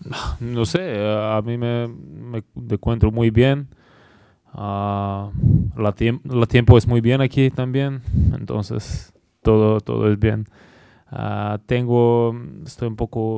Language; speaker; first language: Spanish; non-native, learner; Bulgarian